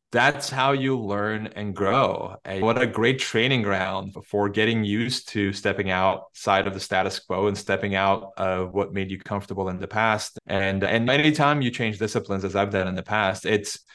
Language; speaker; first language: English; non-native, fluent; Turkish